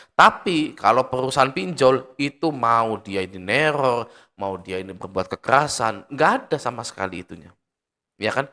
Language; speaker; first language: Indonesian; native; Indonesian